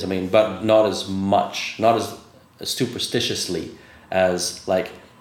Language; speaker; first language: English; native; English